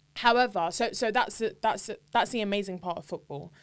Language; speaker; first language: English; native; English